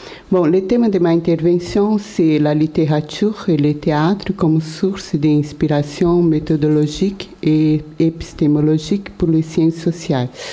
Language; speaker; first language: French; non-native, learner; Portuguese